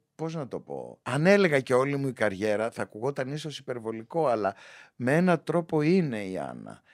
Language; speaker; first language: Greek; native; Greek